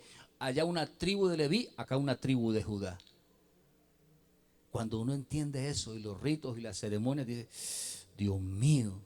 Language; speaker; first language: Spanish; native; Spanish